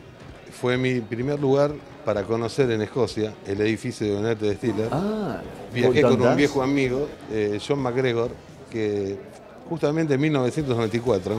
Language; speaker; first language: Spanish; native; Spanish